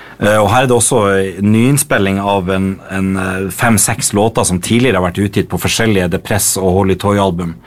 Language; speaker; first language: Norwegian; native; Norwegian